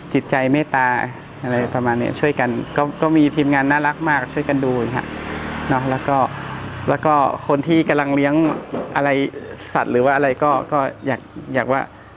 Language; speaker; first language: Thai; native; Thai